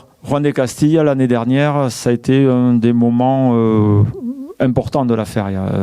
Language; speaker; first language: French; native; French